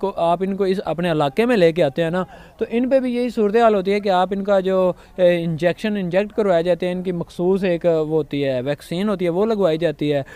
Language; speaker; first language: Urdu; non-native, local second language; Punjabi